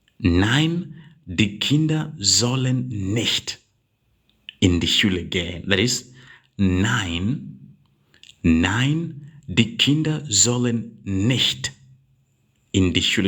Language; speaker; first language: German; non-native, learner; English